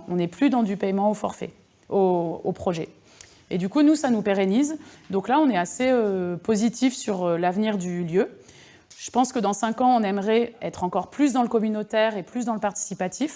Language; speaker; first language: French; native; French